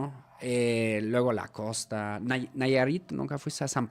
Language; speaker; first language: Spanish; native; Spanish